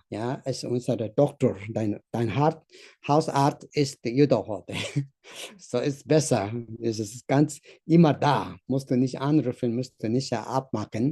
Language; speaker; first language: German; non-native, learner; Tibetan